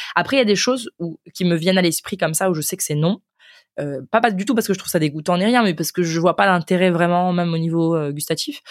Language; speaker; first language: French; native; French